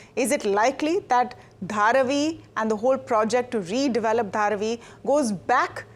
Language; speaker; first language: English; non-native, local second language; Hindi